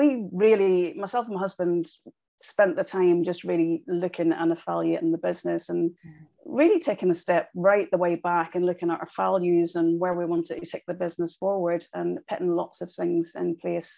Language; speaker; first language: English; native; English